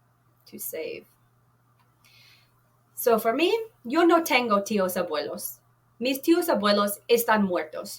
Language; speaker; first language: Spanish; non-native, fluent; English